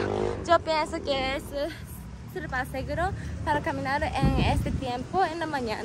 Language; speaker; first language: Spanish; non-native, fluent; Japanese